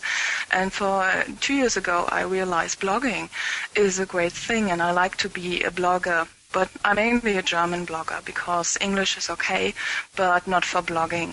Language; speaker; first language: English; non-native, fluent; German